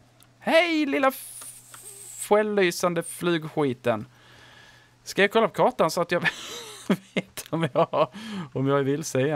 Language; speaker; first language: Swedish; native; Swedish